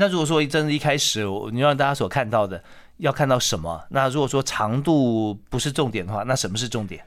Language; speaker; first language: Chinese; native; Chinese